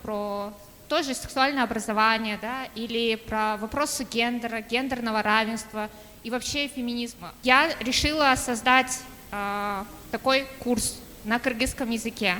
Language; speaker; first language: Russian; non-native, local second language; Kyrgyz